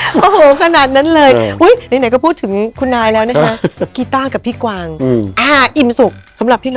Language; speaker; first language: Thai; native; Thai